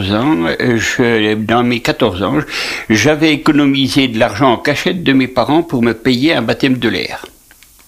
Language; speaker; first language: French; native; French